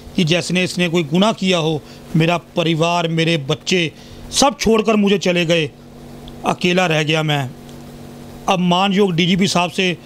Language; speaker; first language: Hindi; non-native, local second language; Punjabi